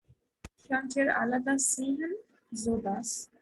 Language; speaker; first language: German; non-native, fluent; Hindi